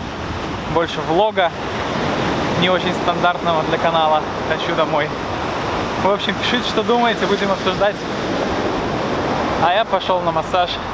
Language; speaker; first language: Russian; native; Russian